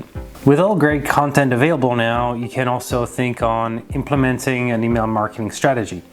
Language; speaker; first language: English; non-native, fluent; French